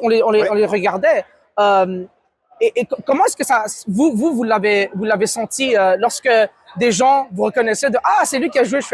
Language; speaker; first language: French; native; French